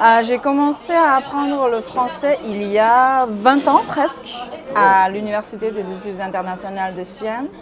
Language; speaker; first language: French; non-native, fluent; Chinese